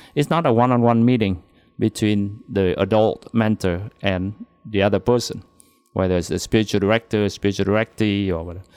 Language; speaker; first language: English; non-native, fluent; Vietnamese